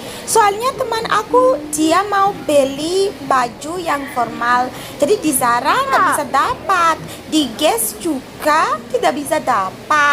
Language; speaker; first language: Indonesian; non-native, learner; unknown